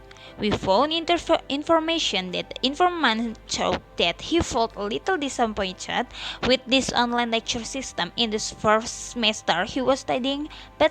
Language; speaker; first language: English; non-native, learner; Indonesian